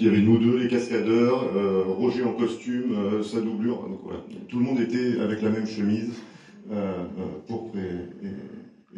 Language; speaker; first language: French; native; French